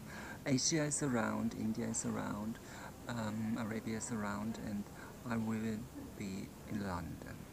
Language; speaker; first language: English; non-native, fluent; German